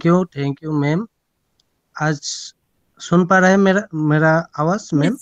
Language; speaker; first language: Hindi; non-native, local second language; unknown